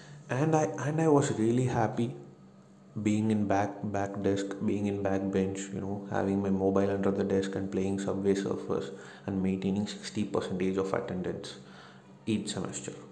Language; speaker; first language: English; non-native, local second language; Tamil